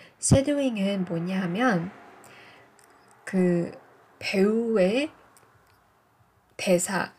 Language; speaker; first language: Korean; non-native, fluent; English